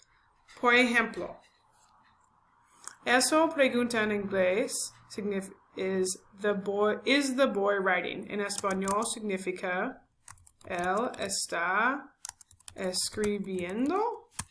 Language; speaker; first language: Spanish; non-native, learner; English